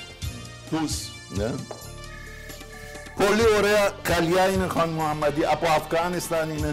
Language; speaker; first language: Greek; non-native, learner; Persian